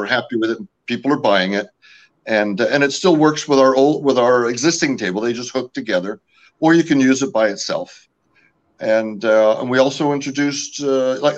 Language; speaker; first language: English; early bilingual, other home language; French